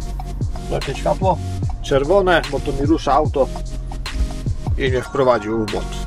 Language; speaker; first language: Polish; native; Polish